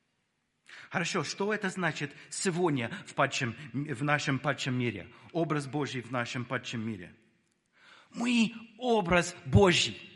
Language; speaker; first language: Russian; non-native, fluent; English